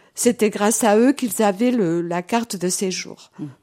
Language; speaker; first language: French; early bilingual, other home language; Portuguese